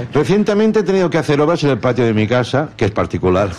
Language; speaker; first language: Spanish; native; Spanish